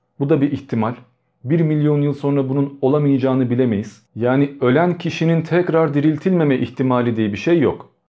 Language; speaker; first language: Turkish; early bilingual, other home language; Albanian